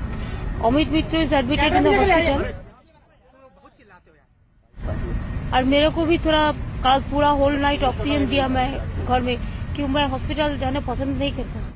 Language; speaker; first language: Hindi; non-native, local second language; Bangla